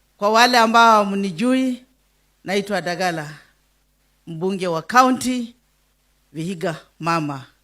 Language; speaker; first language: Swahili; non-native, local second language; Luyia